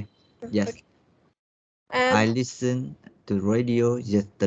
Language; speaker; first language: English; non-native, learner; Vietnamese